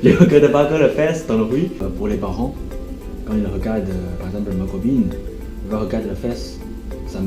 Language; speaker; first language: French; non-native, fluent; Chinese